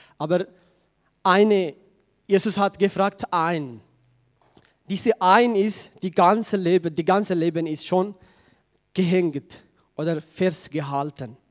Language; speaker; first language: German; non-native, learner; Tigrinya